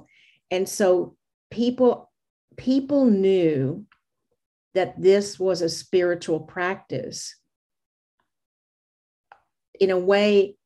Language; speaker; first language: English; native; English